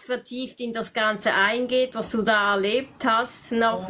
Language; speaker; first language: German; native; German